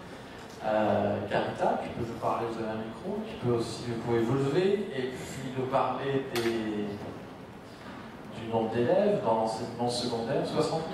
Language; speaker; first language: French; native; French